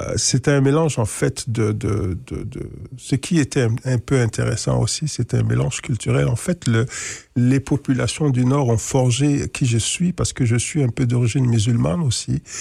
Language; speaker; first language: French; non-native, local second language; Wolof